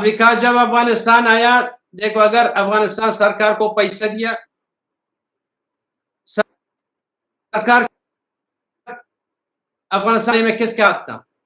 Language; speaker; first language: Hindi; non-native, learner; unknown